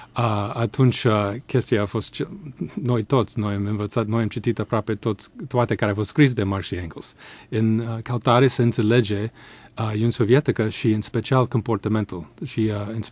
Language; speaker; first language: Romanian; non-native, fluent; English